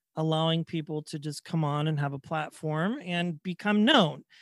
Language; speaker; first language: English; native; English